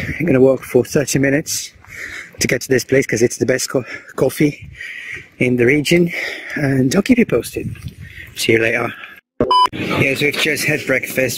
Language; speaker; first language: English; non-native, fluent; Portuguese